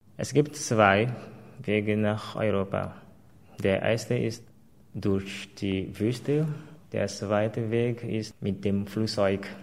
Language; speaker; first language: German; non-native, fluent; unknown